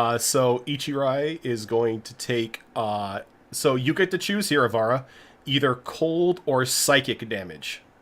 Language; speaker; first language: English; native; English